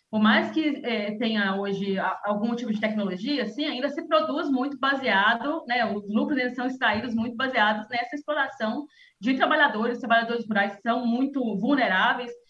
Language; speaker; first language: Portuguese; native; Portuguese